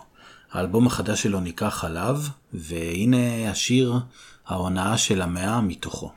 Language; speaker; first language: Hebrew; native; Hebrew